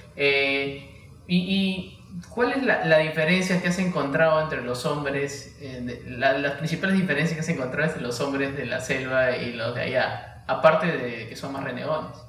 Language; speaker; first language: Spanish; native; Spanish